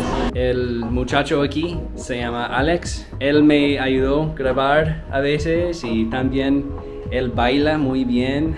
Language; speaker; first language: Spanish; non-native, learner; English